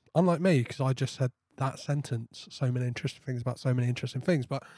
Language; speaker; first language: English; native; English